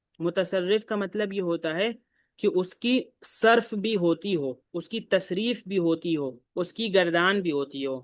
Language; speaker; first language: Urdu; native; Urdu